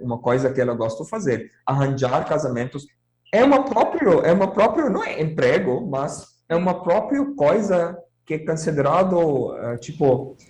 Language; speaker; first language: Portuguese; non-native, fluent; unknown